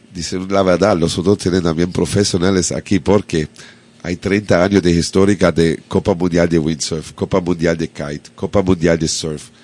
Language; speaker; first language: Spanish; non-native, learner; German